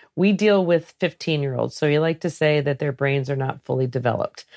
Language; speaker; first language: English; native; English